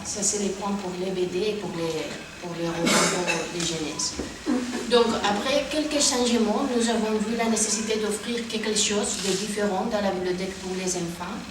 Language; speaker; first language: French; non-native, fluent; Spanish